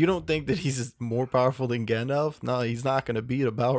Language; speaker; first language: English; native; English